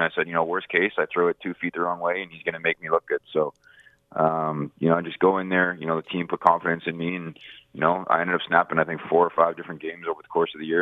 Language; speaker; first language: English; native; English